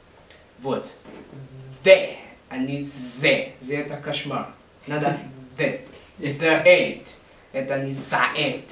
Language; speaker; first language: Russian; non-native, learner; English